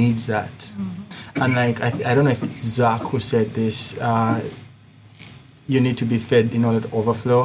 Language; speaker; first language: English; non-native, local second language; Ganda